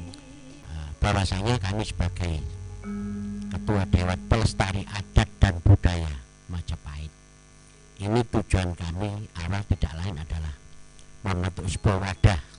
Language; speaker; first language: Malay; non-native, local second language; Javanese